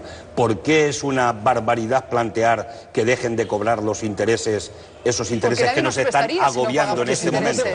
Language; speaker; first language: Spanish; native; Spanish